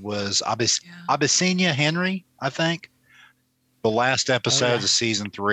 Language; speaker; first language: English; native; English